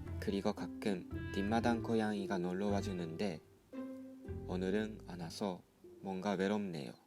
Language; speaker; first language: Korean; non-native, fluent; Japanese